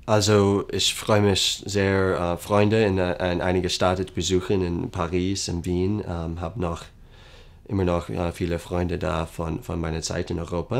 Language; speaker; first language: German; non-native, fluent; English